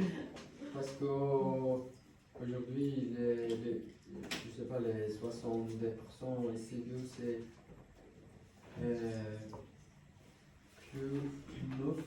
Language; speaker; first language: French; non-native, learner; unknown